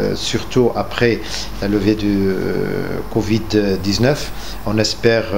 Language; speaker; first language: French; non-native, local second language; Arabic